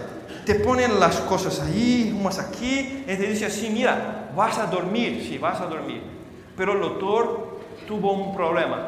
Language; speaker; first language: Spanish; non-native, fluent; Portuguese